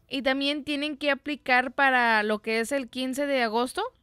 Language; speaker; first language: Spanish; native; Spanish